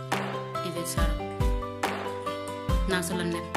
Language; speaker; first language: Turkish; non-native, learner; Filipino